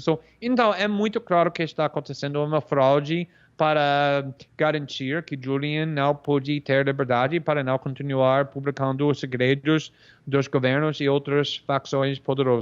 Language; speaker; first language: Portuguese; non-native, fluent; English